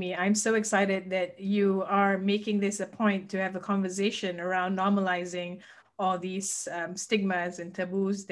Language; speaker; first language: English; non-native, local second language; Malay